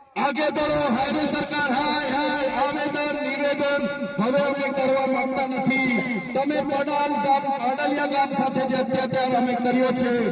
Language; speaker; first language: Gujarati; non-native, local second language; Bhili